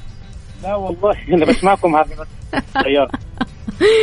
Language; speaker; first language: Arabic; native; Arabic